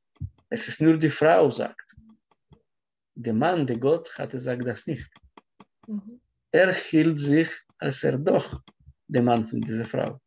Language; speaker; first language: German; non-native, fluent; Russian